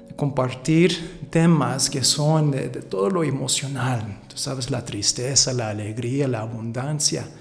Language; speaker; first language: Spanish; early bilingual, heritage; Spanish